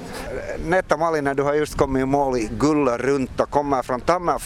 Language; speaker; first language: Swedish; native; Swedish